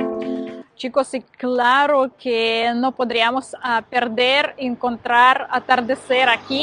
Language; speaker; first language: Spanish; non-native, learner; Russian